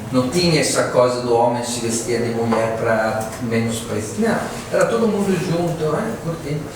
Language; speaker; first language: Portuguese; non-native, fluent; Italian